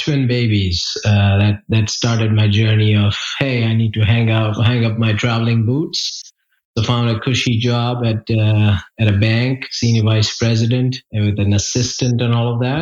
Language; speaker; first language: English; non-native, local second language; Gujarati